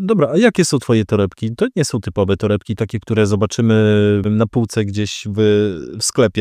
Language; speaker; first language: Polish; native; Polish